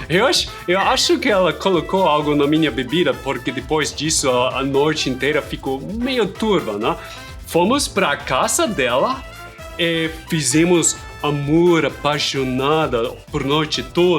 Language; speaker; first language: Portuguese; non-native, fluent; German